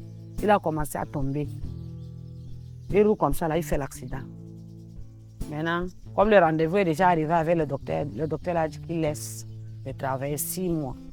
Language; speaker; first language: French; non-native, local second language; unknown